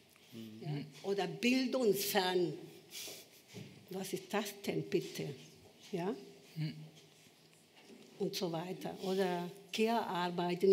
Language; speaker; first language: German; non-native, fluent; Spanish